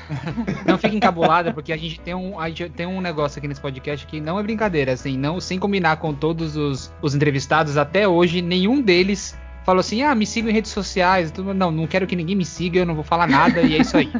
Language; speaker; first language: Portuguese; native; Portuguese